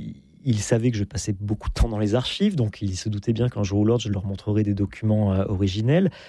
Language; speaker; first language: French; native; French